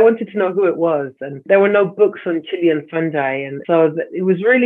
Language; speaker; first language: English; native; English